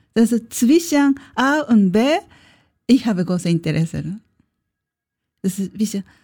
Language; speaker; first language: German; non-native, learner; Japanese